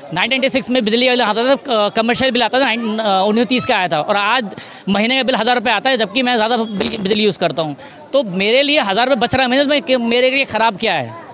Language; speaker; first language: Hindi; native; Hindi